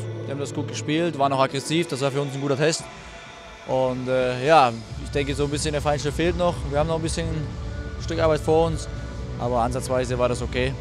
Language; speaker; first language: German; native; German